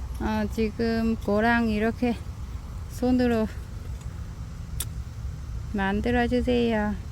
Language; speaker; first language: Korean; non-native, learner; Vietnamese